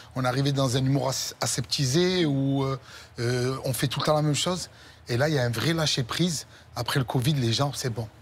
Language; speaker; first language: French; native; French